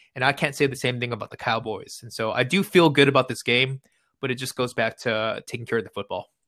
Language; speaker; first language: English; native; English